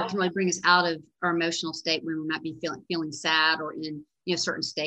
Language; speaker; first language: English; native; English